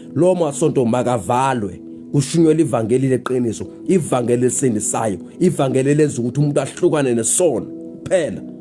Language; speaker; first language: Zulu; non-native, local second language; Xhosa